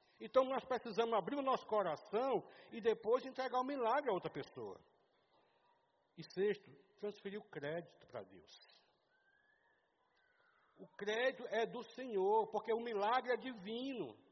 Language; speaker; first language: Portuguese; native; Portuguese